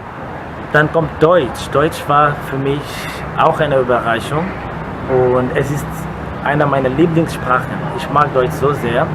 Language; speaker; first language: German; non-native, fluent; Portuguese